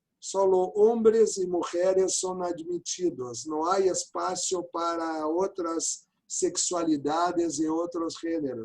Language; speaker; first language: Spanish; non-native, learner; Portuguese